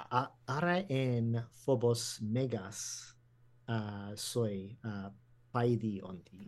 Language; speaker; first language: Greek; non-native, fluent; English